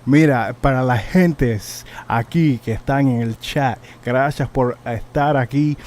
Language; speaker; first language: Spanish; early bilingual, heritage; Spanish